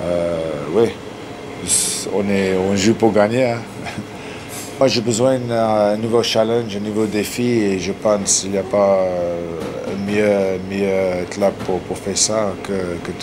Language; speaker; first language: French; non-native, learner; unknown